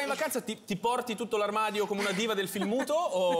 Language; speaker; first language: Italian; native; Italian